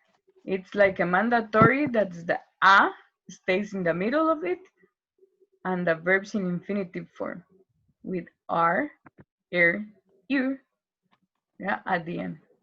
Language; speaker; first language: English; non-native, learner; Spanish